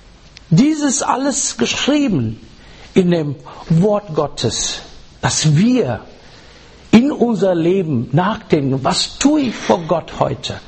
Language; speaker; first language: German; non-native, learner; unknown